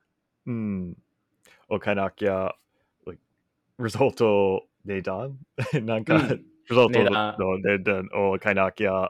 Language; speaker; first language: Japanese; non-native, learner; English